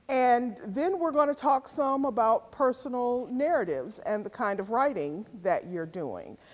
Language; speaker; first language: English; native; English